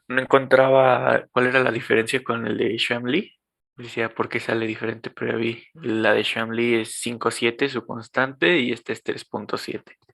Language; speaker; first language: Spanish; native; Spanish